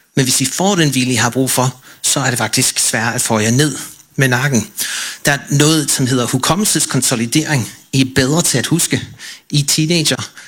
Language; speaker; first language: Danish; non-native, fluent; English